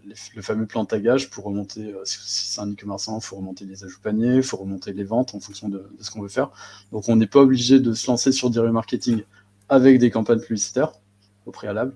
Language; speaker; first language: French; native; French